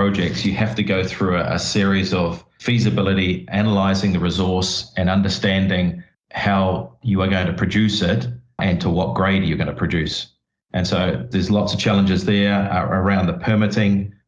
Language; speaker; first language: English; native; English